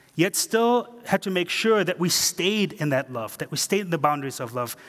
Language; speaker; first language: English; non-native, fluent; German